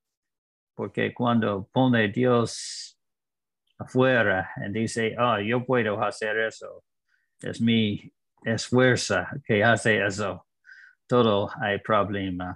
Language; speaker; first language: Spanish; non-native, learner; English